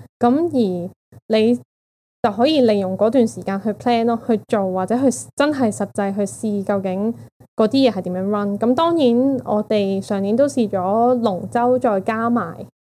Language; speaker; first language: Cantonese; native; Cantonese